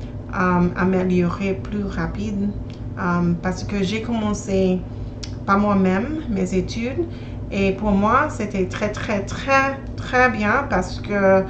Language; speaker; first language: French; non-native, learner; English